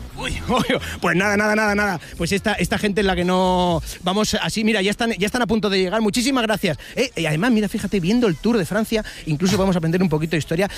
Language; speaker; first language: Spanish; native; Spanish